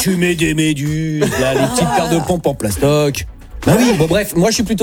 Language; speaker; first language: French; native; French